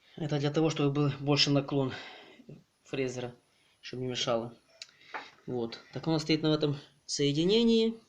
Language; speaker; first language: Russian; non-native, local second language; Ukrainian